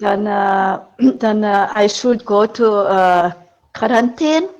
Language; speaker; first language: English; non-native, learner; Hungarian